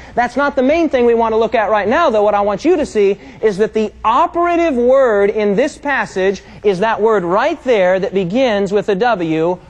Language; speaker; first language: English; native; English